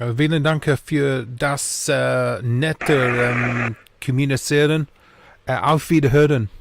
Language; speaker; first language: German; non-native, learner; English